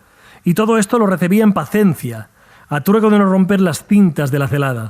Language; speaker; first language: Spanish; native; Spanish